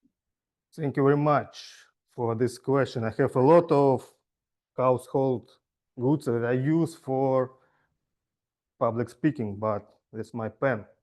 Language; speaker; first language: English; non-native, fluent; Russian